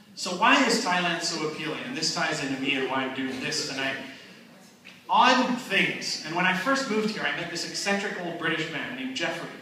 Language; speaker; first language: English; native; English